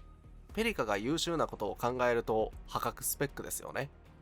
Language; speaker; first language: Japanese; native; Japanese